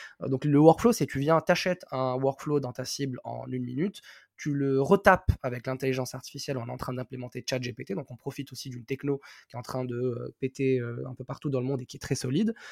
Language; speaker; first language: French; non-native, local second language; Arabic